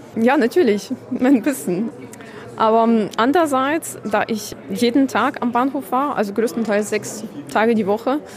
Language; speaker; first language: German; non-native, fluent; Ukrainian